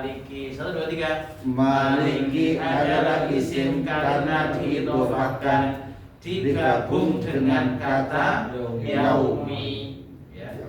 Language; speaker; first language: Indonesian; native; Indonesian